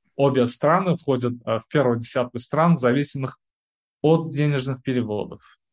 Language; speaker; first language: Russian; non-native, local second language; Uzbek